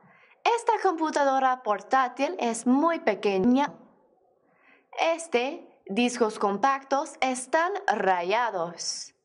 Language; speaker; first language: Spanish; non-native, fluent; English